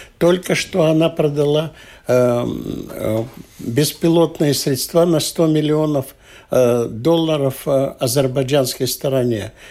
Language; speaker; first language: Russian; non-native, local second language; Latvian